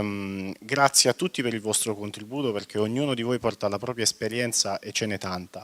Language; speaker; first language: Italian; native; Italian